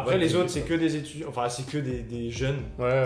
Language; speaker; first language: French; native; French